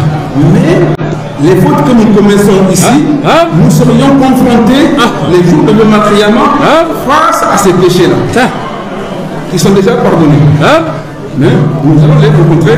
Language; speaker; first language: French; non-native, local second language; Soninke